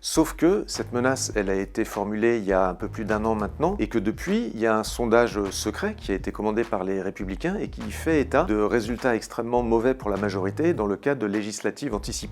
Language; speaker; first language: French; native; French